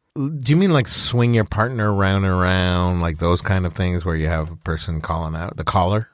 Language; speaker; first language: English; native; English